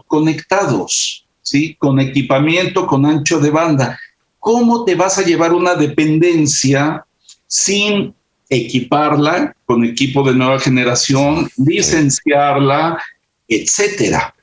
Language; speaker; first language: Spanish; native; Spanish